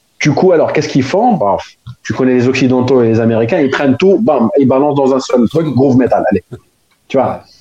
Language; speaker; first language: French; non-native, local second language; Arabic